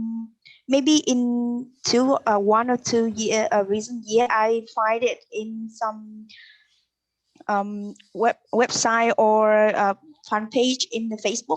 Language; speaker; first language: English; non-native, learner; Vietnamese